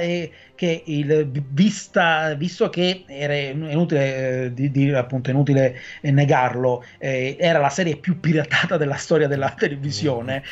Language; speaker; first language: Italian; native; Italian